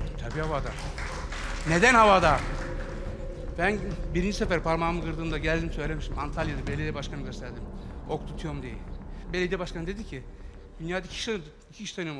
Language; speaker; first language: Turkish; native; Turkish